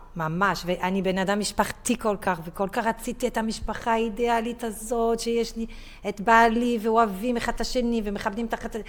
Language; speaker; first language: Hebrew; non-native, fluent; French